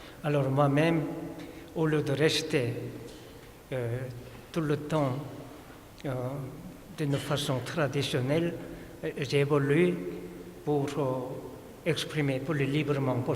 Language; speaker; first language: French; non-native, fluent; Korean